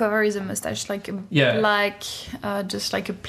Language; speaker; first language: English; non-native, fluent; French